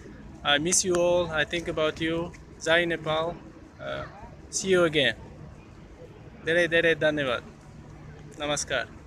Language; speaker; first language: Nepali; non-native, learner; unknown